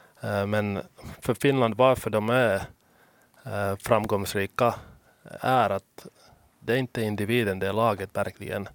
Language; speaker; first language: Swedish; non-native, local second language; Finnish